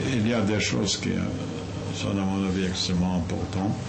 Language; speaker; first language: French; non-native, fluent; Yiddish